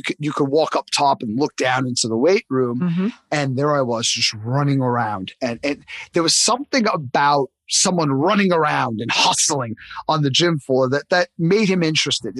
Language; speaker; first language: English; native; English